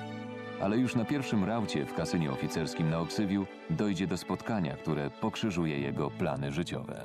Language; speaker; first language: Polish; native; Polish